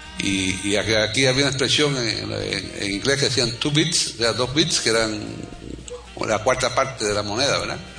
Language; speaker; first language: Spanish; native; Spanish